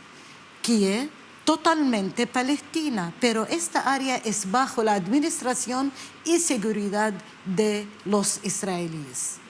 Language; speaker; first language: Spanish; non-native, learner; Arabic